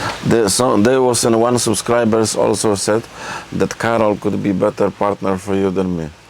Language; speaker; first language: English; non-native, learner; Polish